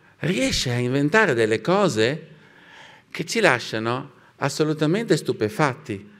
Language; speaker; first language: Italian; native; Italian